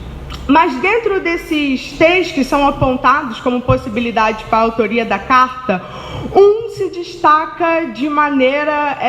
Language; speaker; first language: Portuguese; native; Portuguese